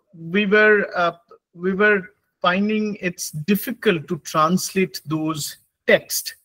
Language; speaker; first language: English; non-native, local second language; Bangla